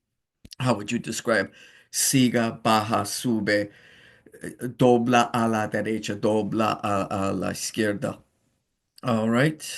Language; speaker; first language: Spanish; non-native, fluent; English